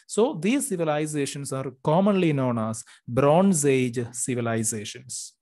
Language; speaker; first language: English; non-native, local second language; Malayalam